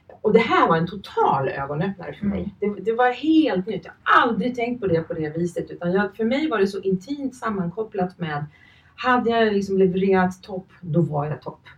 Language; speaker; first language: Swedish; early bilingual, other home language; Finnish